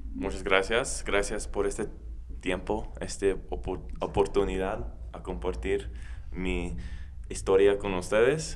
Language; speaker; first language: Spanish; non-native, learner; English